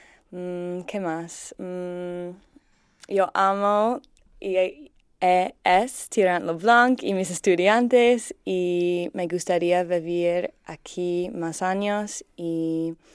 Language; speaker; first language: Spanish; non-native, learner; English